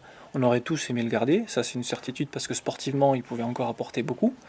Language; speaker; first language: French; native; French